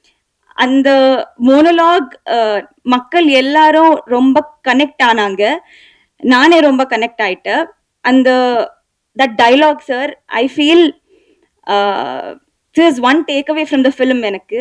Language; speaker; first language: Tamil; non-native, learner; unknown